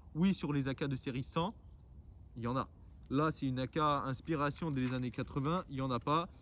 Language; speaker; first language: French; non-native, fluent; Ukrainian